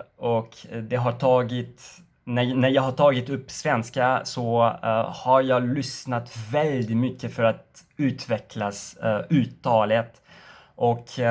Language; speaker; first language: Swedish; non-native, learner; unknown